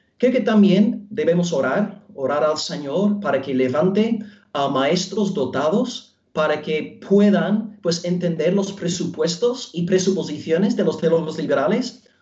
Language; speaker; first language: Spanish; non-native, fluent; English